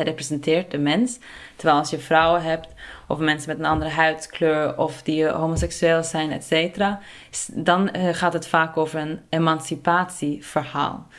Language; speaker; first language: Dutch; non-native, fluent; Norwegian